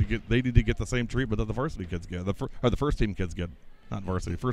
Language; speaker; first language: English; native; English